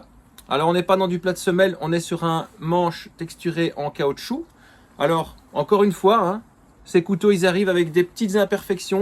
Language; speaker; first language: French; native; French